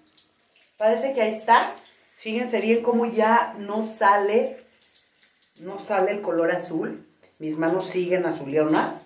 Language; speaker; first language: Spanish; native; Spanish